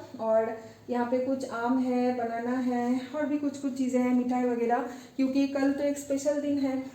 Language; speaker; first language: Hindi; non-native, local second language; Bangla